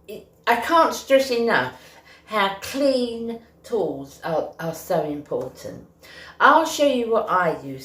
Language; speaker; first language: English; native; English